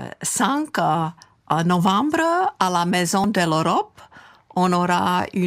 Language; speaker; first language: French; non-native, fluent; Czech